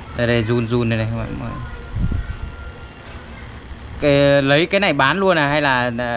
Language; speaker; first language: Vietnamese; native; Vietnamese